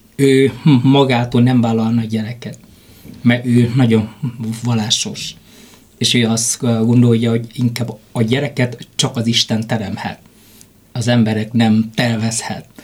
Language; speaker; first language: Hungarian; non-native, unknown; Vietnamese